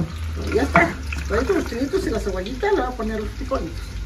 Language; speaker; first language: Spanish; native; Spanish